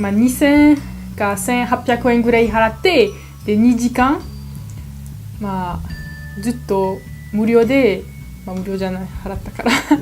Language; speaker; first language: Japanese; non-native, learner; French